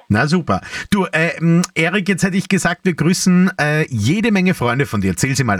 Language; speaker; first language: German; native; German